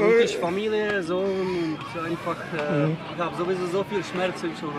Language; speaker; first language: German; non-native, learner; Czech